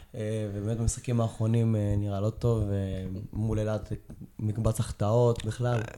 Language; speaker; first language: Hebrew; native; Hebrew